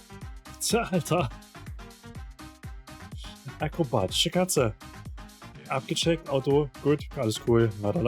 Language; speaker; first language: German; native; German